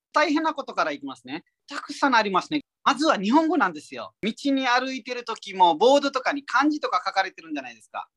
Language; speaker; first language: Japanese; non-native, fluent; Nepali